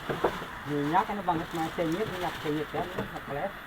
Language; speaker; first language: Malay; non-native, local second language; Sundanese